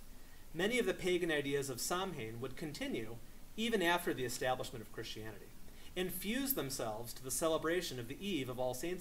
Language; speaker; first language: English; native; English